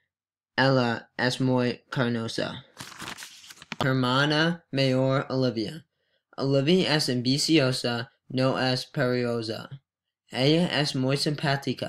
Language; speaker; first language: Spanish; non-native, learner; English